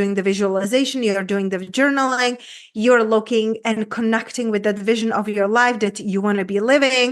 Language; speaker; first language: English; non-native, fluent; Czech